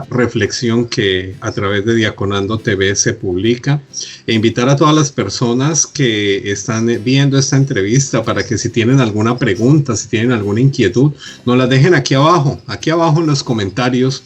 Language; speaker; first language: Spanish; native; Spanish